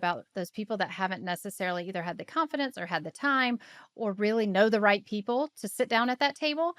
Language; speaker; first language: English; native; English